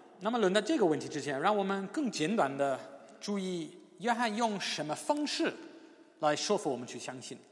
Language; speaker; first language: Chinese; non-native, fluent; English